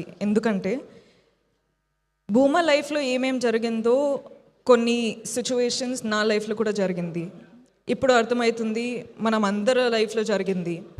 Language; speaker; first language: Telugu; non-native, fluent; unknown